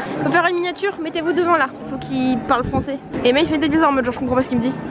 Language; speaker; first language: French; native; French